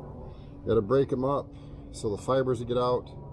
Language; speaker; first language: English; native; English